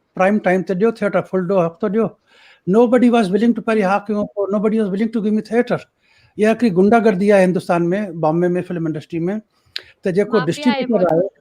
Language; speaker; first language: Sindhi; early bilingual, heritage; Sindhi